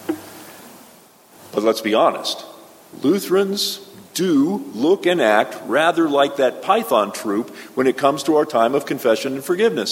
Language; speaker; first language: English; native; English